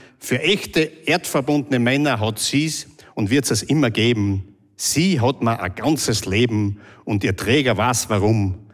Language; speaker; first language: German; native; German